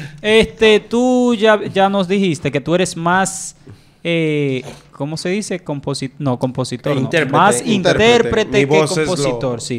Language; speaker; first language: Spanish; native; Spanish